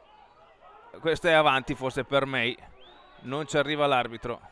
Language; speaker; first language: Italian; native; Italian